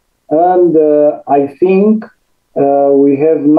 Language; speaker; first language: English; non-native, fluent; Romanian